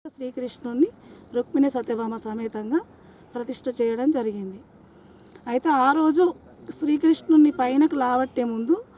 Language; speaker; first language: Telugu; native; Telugu